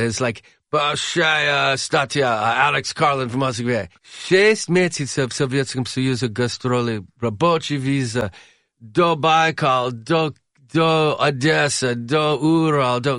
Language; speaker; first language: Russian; non-native, learner; English